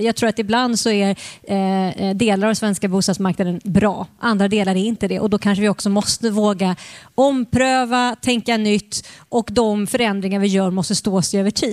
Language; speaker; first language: Swedish; native; Swedish